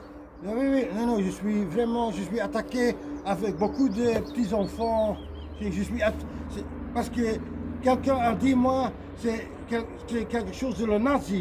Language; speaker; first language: French; non-native, learner; Dutch